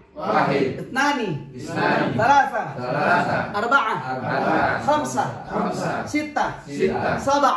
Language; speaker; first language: Arabic; non-native, fluent; Indonesian